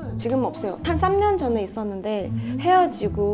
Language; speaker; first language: Korean; non-native, fluent; Chinese